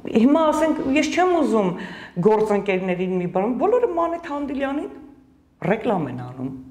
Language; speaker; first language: Armenian; native; Armenian